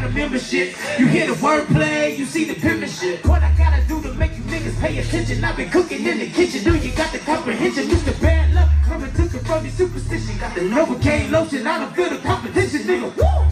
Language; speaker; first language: English; native; English